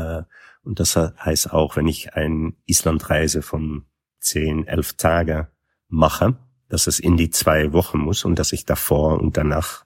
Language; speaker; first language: German; non-native, fluent; Dutch